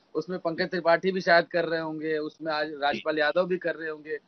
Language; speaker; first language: Hindi; native; Hindi